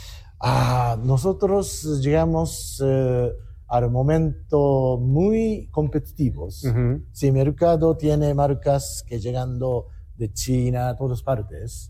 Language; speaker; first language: Spanish; non-native, learner; Japanese